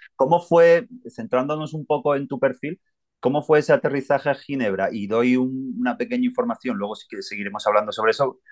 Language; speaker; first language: Spanish; native; Spanish